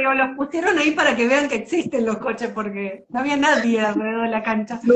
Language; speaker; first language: Spanish; native; Spanish